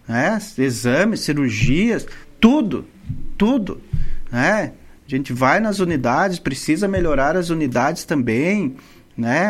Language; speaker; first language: Portuguese; native; Portuguese